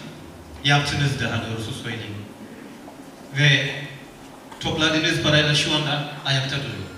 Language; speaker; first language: Turkish; non-native, fluent; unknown